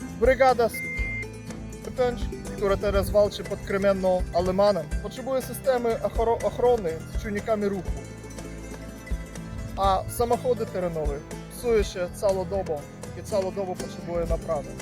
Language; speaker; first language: Polish; non-native, fluent; Ukrainian